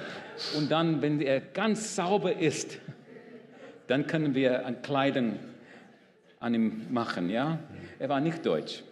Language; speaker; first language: German; non-native, learner; English